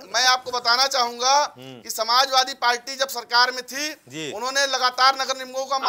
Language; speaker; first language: Hindi; native; Hindi